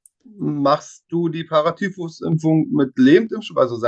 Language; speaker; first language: German; native; German